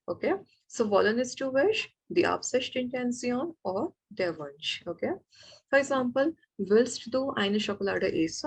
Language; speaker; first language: German; non-native, fluent; Malayalam